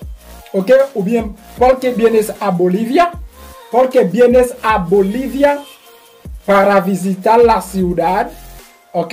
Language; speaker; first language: Spanish; non-native, learner; Haitian Creole